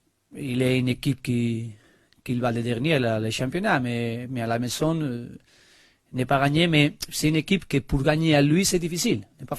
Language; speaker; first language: French; non-native, learner; Spanish